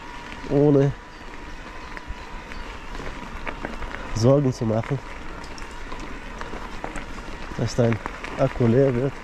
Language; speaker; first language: German; non-native, learner; Russian